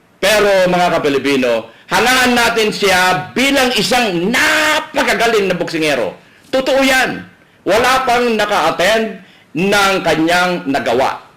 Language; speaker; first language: Filipino; native; Filipino